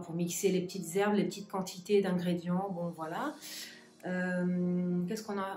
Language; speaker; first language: French; native; French